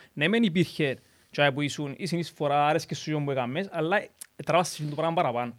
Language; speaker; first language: Greek; native; Greek